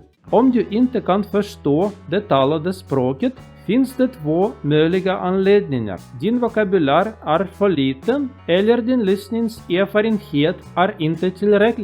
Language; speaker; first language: Swedish; non-native, learner; Russian